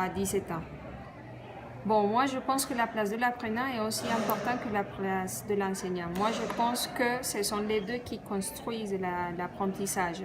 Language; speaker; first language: French; non-native, fluent; Spanish